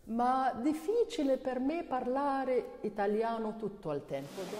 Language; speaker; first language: Italian; non-native, learner; Arabic